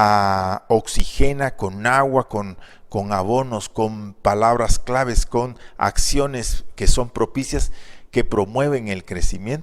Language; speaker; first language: Spanish; native; Spanish